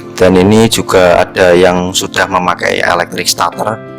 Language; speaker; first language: Indonesian; native; Indonesian